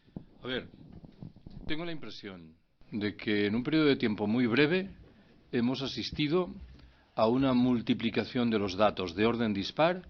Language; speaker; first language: Spanish; native; Spanish